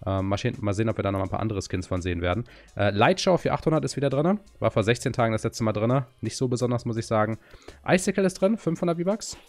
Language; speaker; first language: German; native; German